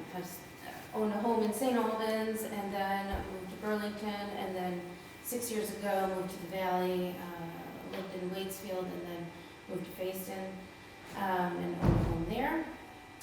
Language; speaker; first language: English; native; English